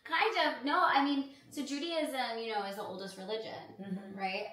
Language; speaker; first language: English; native; English